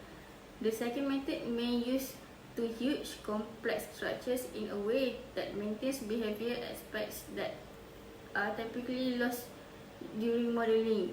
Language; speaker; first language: English; non-native, local second language; Malay